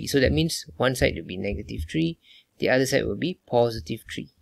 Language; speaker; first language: English; non-native, local second language; Malay